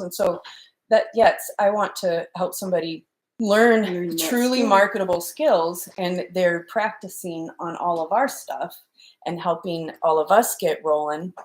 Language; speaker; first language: English; native; English